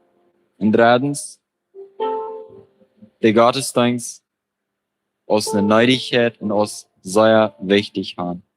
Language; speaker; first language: German; non-native, local second language; Plautdietsch